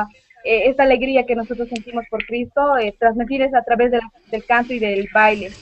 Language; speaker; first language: Spanish; native; Spanish